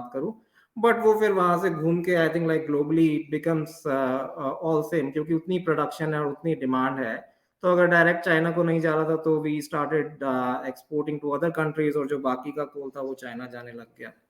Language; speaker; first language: Hindi; native; Hindi